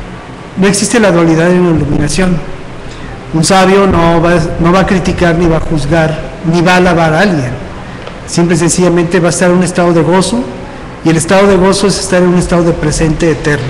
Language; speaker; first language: Spanish; native; Spanish